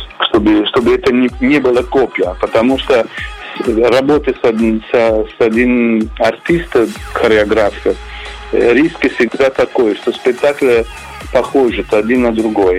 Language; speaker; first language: Russian; non-native, learner; Italian